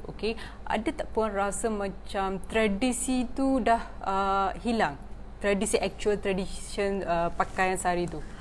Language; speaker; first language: Malay; non-native, local second language; Tamil